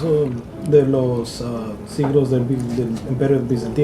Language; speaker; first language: Spanish; early bilingual, heritage; English